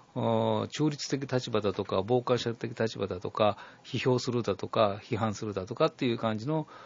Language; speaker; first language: Japanese; native; Japanese